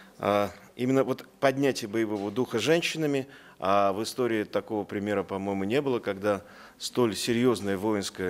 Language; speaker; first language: Russian; native; Russian